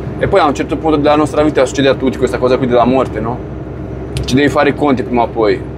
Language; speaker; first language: Italian; non-native, fluent; Romanian